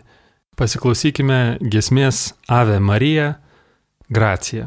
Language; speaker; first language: Lithuanian; native; Lithuanian